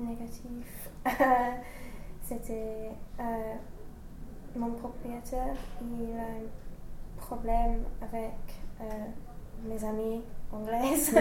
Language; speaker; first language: French; non-native, learner; English